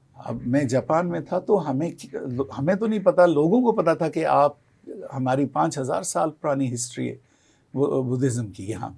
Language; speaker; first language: Urdu; non-native, local second language; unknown